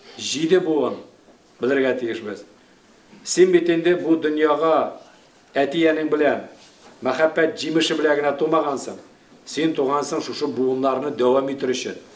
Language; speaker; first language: Tatar; native; Tatar